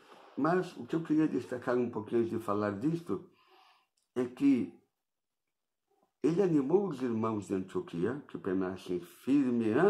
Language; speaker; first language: Portuguese; native; Portuguese